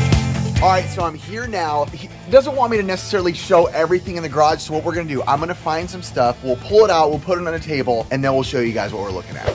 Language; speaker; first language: English; native; English